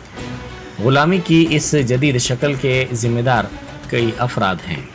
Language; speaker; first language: Hindi; native; Hindi